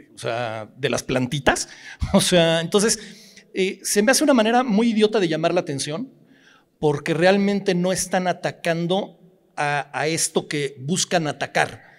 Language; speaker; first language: Spanish; native; Spanish